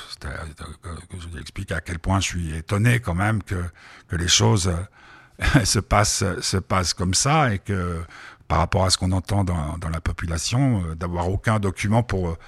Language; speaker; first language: French; native; French